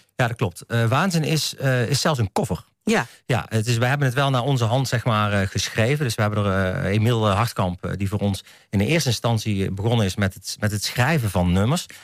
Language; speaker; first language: Dutch; native; Dutch